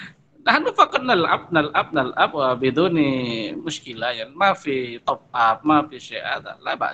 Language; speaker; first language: Arabic; non-native, fluent; Indonesian